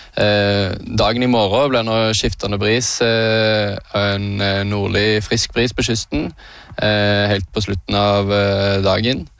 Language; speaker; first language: Norwegian; native; Norwegian